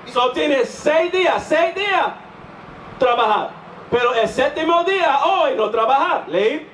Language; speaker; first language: Spanish; non-native, learner; English